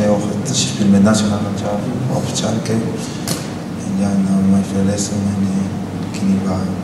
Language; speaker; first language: German; non-native, learner; Spanish